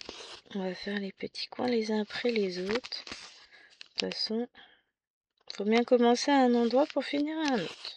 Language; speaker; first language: French; native; French